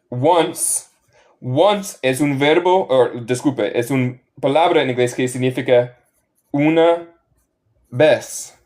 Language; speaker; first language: Spanish; non-native, fluent; English